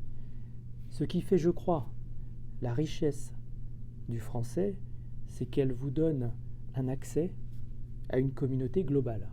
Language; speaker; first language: French; native; French